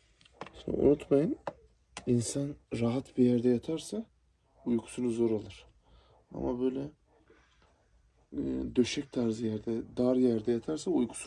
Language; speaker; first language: Turkish; native; Turkish